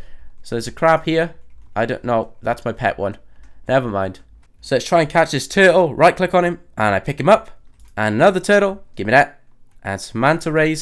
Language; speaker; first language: English; native; English